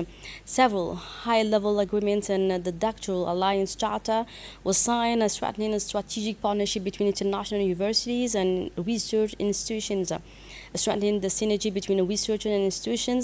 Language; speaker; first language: English; non-native, fluent; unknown